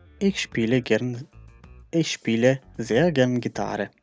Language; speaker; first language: German; non-native, fluent; Macedonian